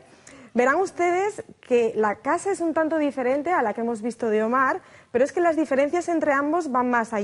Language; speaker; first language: Spanish; native; Spanish